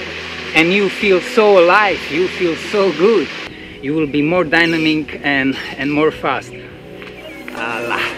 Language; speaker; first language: English; non-native, fluent; Slovak